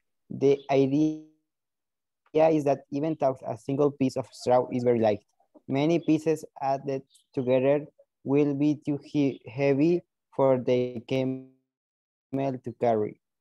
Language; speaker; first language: English; non-native, learner; Spanish